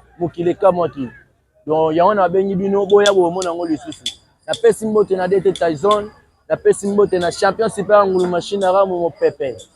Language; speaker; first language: Lingala; native; Lingala